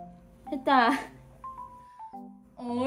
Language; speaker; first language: Korean; native; Korean